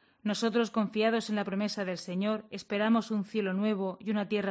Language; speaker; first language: Spanish; native; Spanish